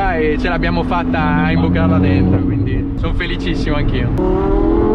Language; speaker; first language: Italian; native; Italian